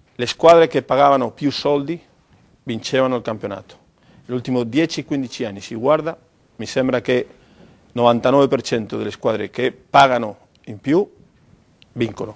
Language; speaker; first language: Italian; non-native, fluent; Spanish